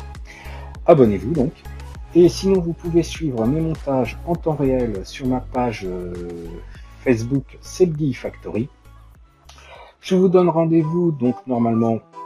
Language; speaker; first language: French; native; French